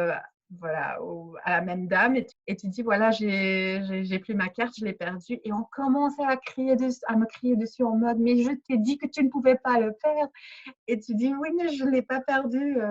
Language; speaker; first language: French; early bilingual, other home language; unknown